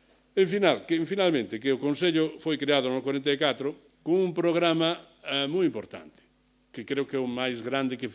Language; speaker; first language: Galician; native; Galician